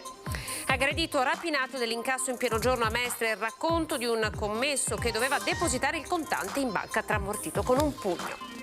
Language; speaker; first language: Italian; native; Italian